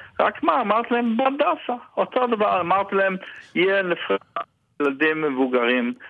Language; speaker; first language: Hebrew; non-native, fluent; Yiddish